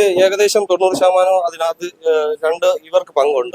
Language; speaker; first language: Malayalam; native; Malayalam